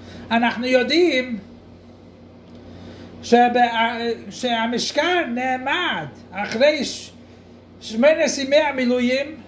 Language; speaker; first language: Hebrew; non-native, fluent; English